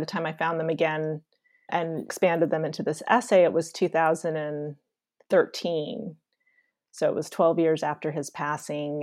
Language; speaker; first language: English; native; English